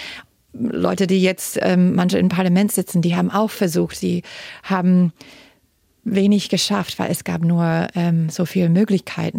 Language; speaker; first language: German; non-native, fluent; English